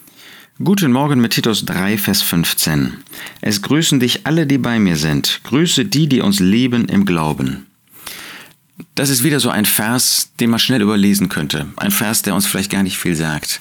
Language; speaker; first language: German; native; German